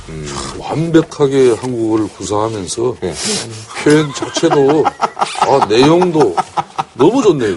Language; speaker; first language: Korean; native; Korean